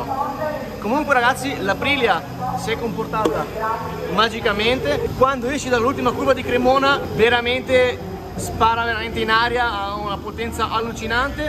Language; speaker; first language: Italian; native; Italian